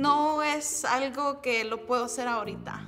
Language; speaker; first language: Spanish; early bilingual, heritage; English